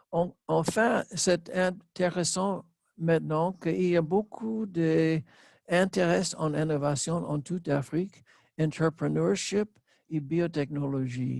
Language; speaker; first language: French; non-native, learner; English